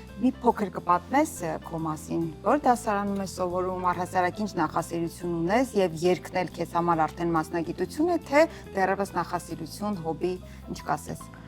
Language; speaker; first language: Armenian; native; Armenian